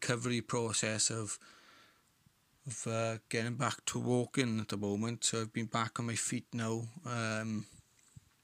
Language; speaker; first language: English; native; English